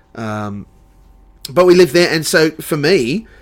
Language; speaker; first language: English; native; English